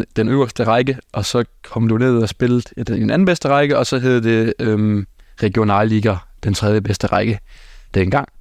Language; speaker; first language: Danish; early bilingual, other home language; German